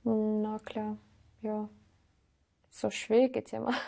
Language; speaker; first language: German; non-native, learner; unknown